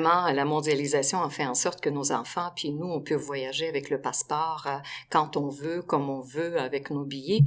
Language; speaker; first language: French; non-native, fluent; Russian